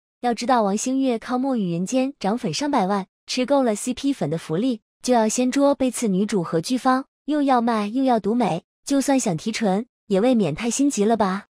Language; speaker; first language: Chinese; native; Chinese